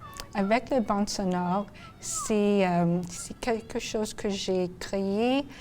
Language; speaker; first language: French; non-native, local second language; English